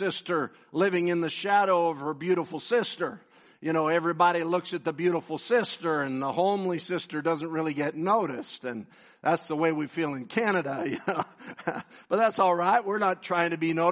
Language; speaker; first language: English; native; English